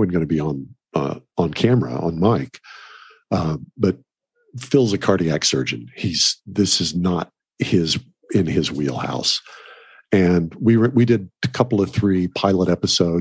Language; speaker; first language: English; native; English